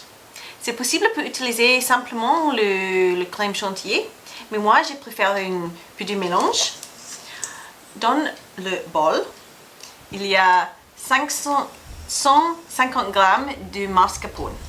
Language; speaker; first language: French; non-native, learner; English